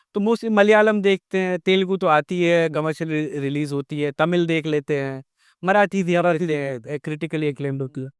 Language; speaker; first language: Hindi; native; Hindi